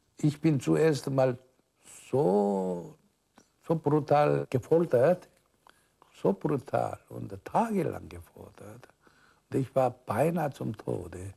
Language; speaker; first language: German; non-native, fluent; Korean